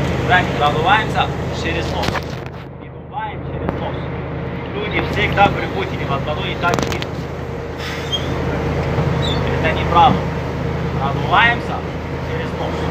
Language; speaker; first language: Russian; non-native, learner; Arabic